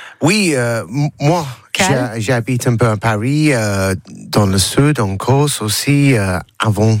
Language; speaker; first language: French; non-native, learner; English